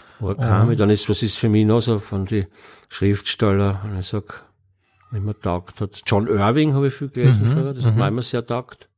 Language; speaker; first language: German; native; German